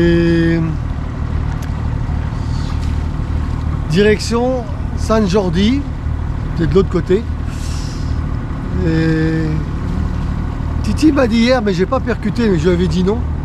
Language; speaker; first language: French; native; French